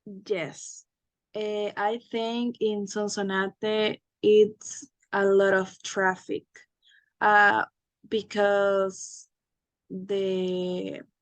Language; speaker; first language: English; non-native, learner; Spanish